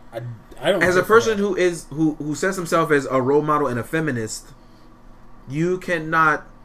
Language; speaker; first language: English; native; English